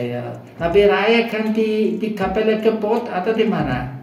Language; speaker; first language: Indonesian; non-native, fluent; German